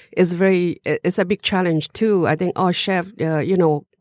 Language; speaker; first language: English; non-native, learner; Hmong